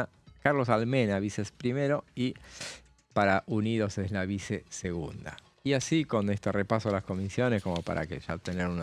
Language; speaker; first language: Spanish; native; Spanish